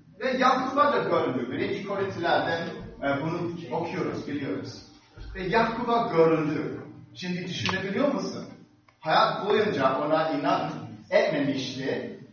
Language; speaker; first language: Turkish; non-native, fluent; English